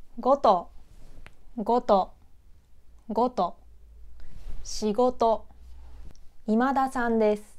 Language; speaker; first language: Japanese; native; Japanese